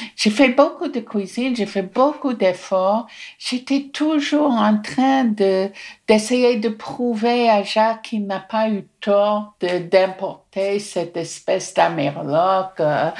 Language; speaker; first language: French; non-native, fluent; English